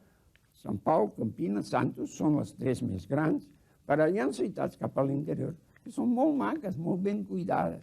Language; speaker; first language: Catalan; early bilingual, heritage; Catalan